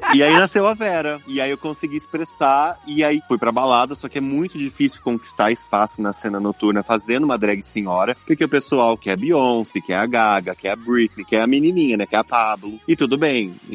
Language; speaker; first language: Portuguese; native; Portuguese